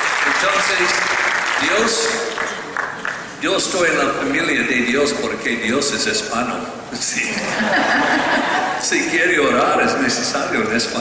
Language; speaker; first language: Spanish; non-native, learner; English